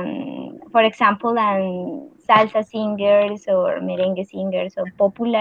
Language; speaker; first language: English; non-native, learner; Spanish